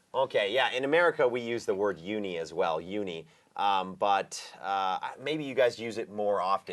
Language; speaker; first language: English; native; English